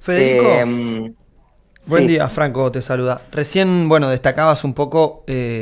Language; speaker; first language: Spanish; native; Spanish